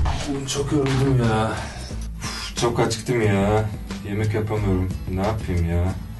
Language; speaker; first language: Turkish; non-native, learner; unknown